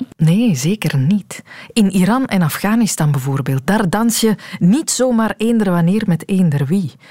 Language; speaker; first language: Dutch; native; Dutch